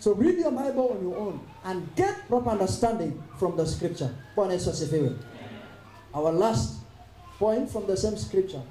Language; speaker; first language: English; non-native, local second language; Swahili